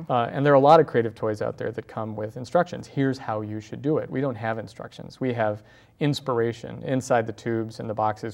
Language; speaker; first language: English; native; English